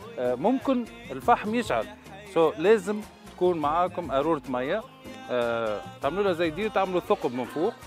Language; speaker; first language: Arabic; native; Arabic